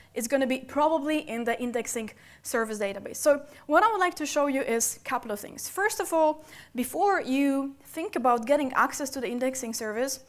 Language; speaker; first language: English; non-native, fluent; Polish